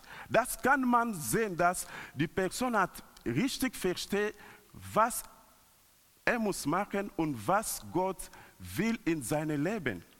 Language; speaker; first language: German; non-native, learner; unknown